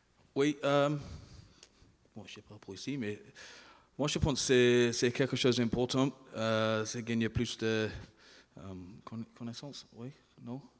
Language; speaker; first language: French; non-native, learner; English